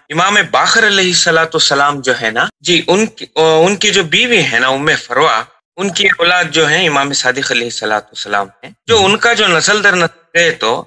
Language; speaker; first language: Urdu; native; Urdu